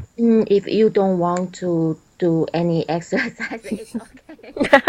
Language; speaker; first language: English; non-native, learner; Chinese